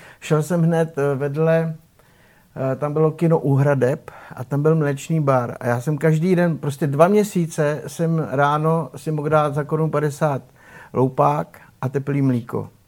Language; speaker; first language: Czech; native; Czech